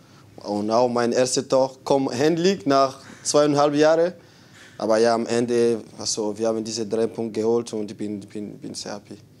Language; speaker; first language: German; non-native, fluent; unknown